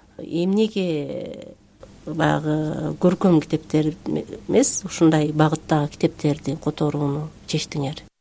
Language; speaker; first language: Kyrgyz; native; Kyrgyz